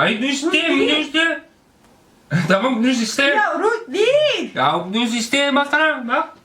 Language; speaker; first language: Turkish; non-native, learner; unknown